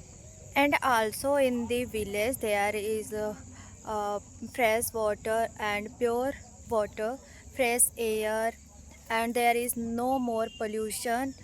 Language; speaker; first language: English; non-native, learner; Hindi